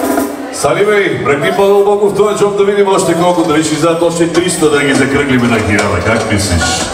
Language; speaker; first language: Bulgarian; non-native, local second language; Turkish